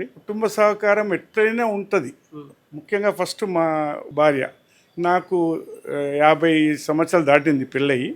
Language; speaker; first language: Telugu; native; Telugu